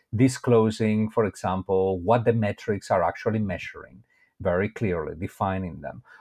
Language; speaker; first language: English; non-native, fluent; Spanish